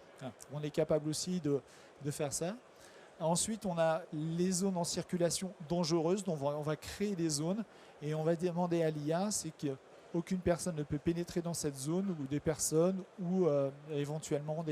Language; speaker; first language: French; native; French